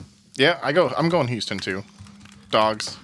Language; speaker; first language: English; native; English